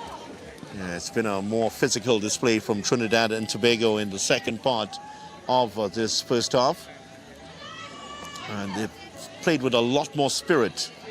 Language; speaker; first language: English; native; English